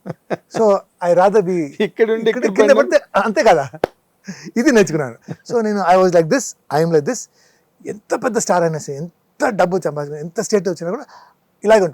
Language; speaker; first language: Telugu; non-native, local second language; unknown